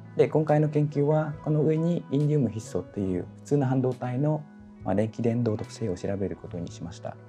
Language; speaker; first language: Japanese; non-native, fluent; Vietnamese